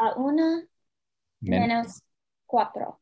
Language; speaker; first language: Spanish; non-native, learner; English